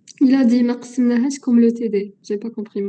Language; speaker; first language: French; non-native, local second language; Arabic